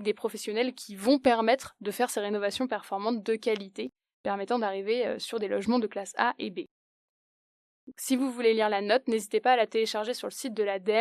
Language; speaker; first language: French; native; French